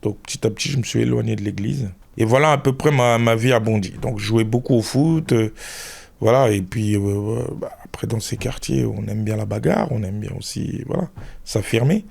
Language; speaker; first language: French; early bilingual, other home language; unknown